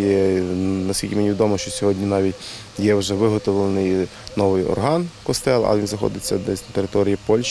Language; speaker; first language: Ukrainian; native; Ukrainian